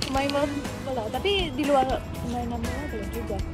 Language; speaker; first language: Indonesian; non-native, fluent; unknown